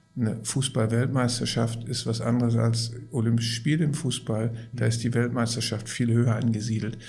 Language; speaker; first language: German; native; German